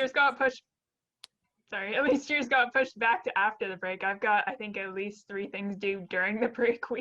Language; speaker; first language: English; native; English